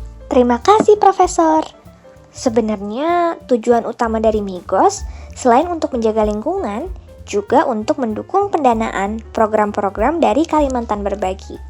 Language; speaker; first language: Indonesian; native; Indonesian